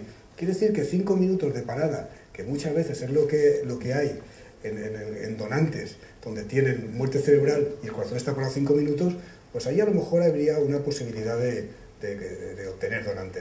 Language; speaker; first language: Spanish; native; Spanish